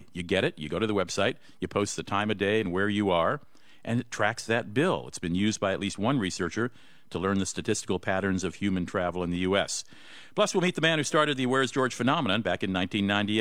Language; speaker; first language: English; native; English